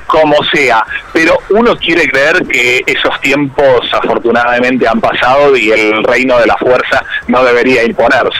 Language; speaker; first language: Spanish; native; Spanish